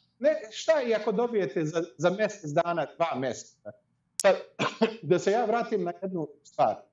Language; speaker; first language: Serbian; early bilingual, heritage; Serbian